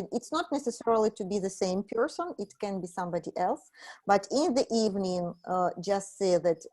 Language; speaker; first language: English; non-native, fluent; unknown